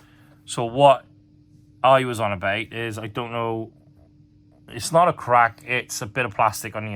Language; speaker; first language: English; native; English